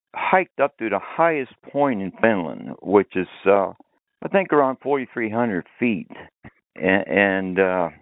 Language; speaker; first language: English; early bilingual, other home language; Finnish